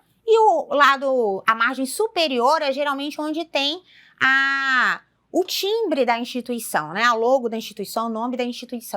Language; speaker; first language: Portuguese; native; Portuguese